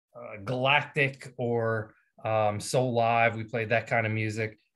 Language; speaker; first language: English; native; English